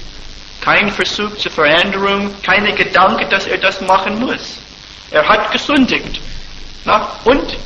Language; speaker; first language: German; non-native, fluent; English